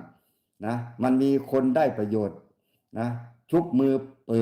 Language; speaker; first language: Thai; non-native, local second language; Lao